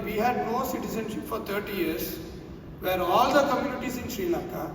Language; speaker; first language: English; non-native, local second language; Tamil